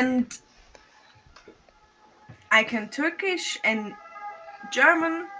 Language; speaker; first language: English; non-native, local second language; Turkish